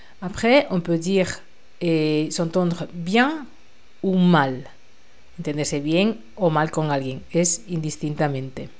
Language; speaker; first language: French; non-native, fluent; Spanish